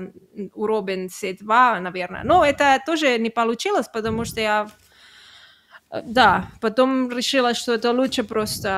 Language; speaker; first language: Russian; non-native, learner; Catalan